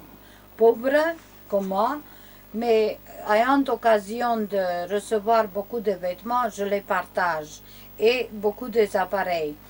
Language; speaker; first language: French; non-native, learner; Romanian